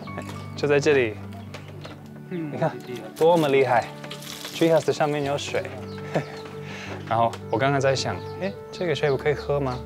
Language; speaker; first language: Chinese; early bilingual, heritage; Chinese